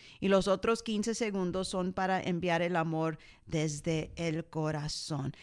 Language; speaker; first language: Spanish; early bilingual, heritage; Spanish